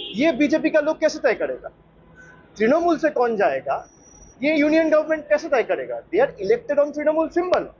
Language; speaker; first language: Hindi; non-native, local second language; Bangla